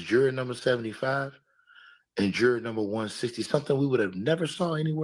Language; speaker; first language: English; native; English